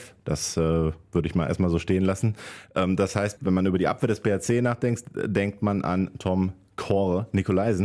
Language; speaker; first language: German; native; German